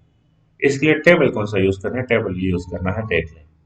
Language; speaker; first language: Hindi; non-native, local second language; Punjabi